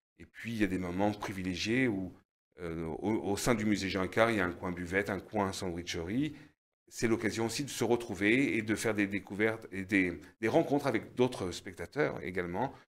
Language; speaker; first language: French; native; French